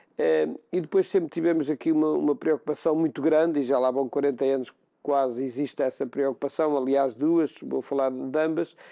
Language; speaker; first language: Portuguese; native; Portuguese